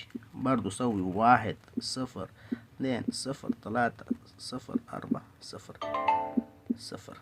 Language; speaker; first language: Arabic; non-native, learner; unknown